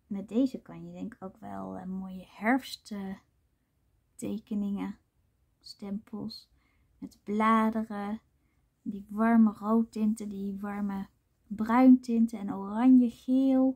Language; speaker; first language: Dutch; native; Dutch